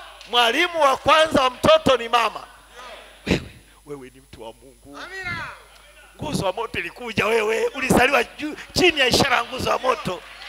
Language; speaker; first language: Swahili; native; Swahili